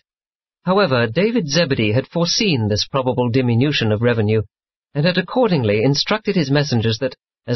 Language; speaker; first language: English; native; English